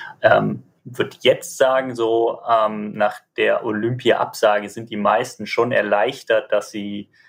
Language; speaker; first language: German; native; German